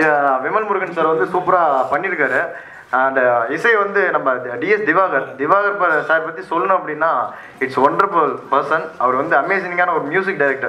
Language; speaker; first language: Tamil; native; Tamil